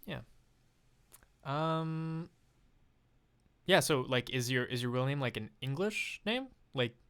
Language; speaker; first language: English; non-native, fluent; French